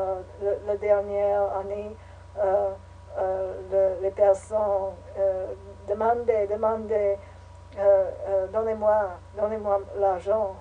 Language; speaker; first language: French; non-native, learner; English